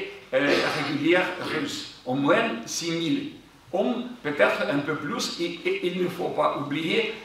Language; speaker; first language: French; non-native, fluent; Ukrainian